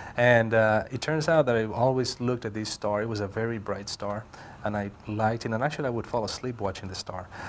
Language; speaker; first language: English; non-native, local second language; Spanish